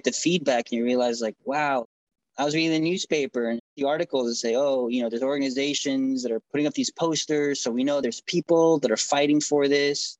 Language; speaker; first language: English; native; English